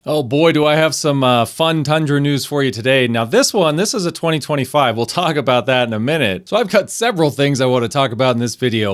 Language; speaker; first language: English; native; English